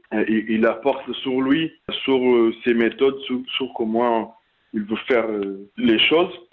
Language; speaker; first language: French; non-native, fluent; Portuguese